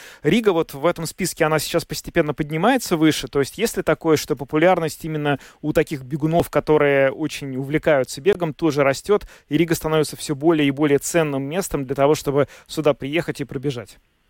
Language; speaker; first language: Russian; native; Russian